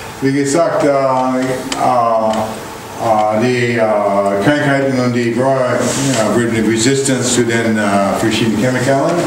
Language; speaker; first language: German; non-native, learner; English